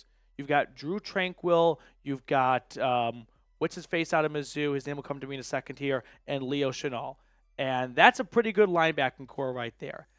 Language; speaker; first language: English; native; English